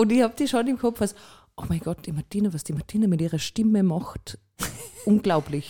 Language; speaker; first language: German; native; German